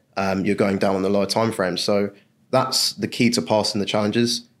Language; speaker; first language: English; native; English